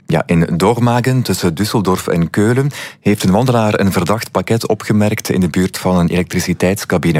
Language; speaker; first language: Dutch; native; Dutch